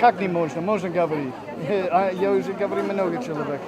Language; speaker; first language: Russian; non-native, learner; English